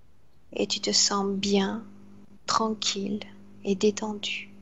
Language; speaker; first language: French; native; French